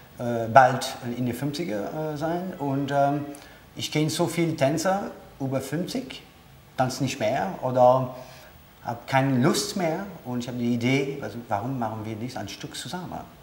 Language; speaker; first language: German; non-native, learner; French